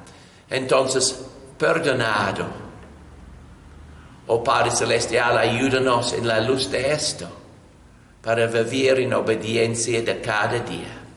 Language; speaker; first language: Spanish; non-native, learner; English